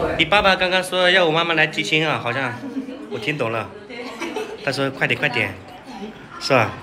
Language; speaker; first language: Chinese; native; Chinese